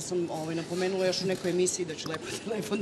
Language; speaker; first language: Serbian; native; Serbian